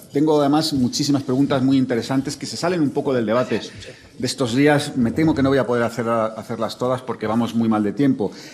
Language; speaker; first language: Spanish; native; Spanish